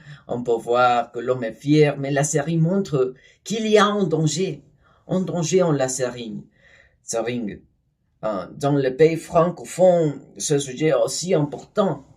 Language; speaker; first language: French; non-native, learner; Spanish